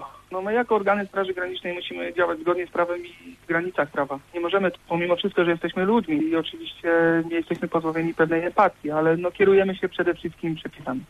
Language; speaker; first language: Polish; native; Polish